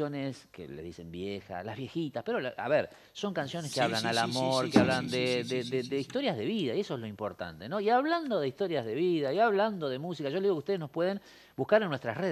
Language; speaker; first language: Spanish; native; Spanish